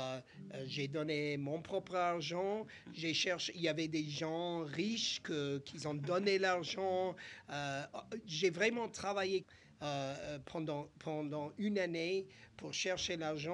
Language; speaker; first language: French; non-native, fluent; English